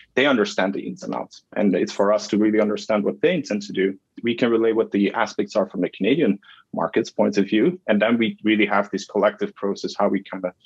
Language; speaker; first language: English; non-native, fluent; Dutch